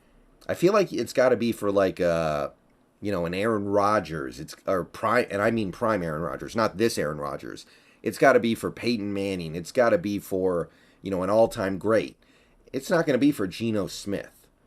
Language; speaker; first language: English; native; English